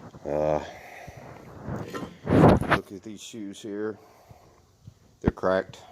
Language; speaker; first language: English; native; English